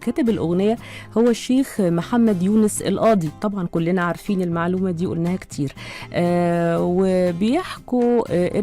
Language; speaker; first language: Arabic; native; Arabic